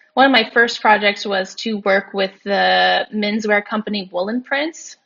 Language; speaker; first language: English; native; English